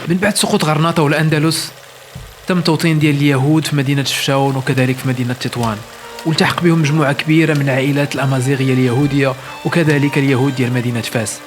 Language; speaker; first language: Arabic; native; Arabic